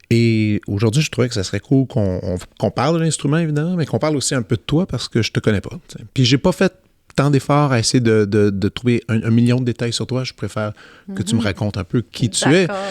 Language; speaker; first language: French; native; French